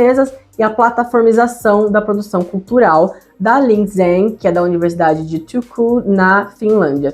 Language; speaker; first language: Portuguese; native; Portuguese